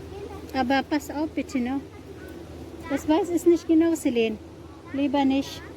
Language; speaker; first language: German; non-native, learner; Cebuano